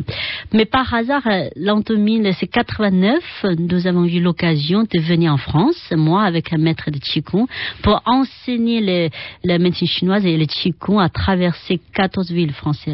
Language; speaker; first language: French; non-native, fluent; Chinese